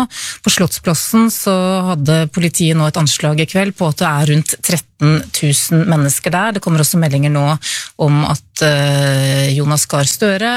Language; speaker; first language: Norwegian; native; Norwegian